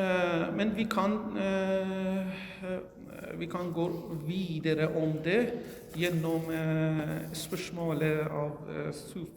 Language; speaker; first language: Norwegian; non-native, learner; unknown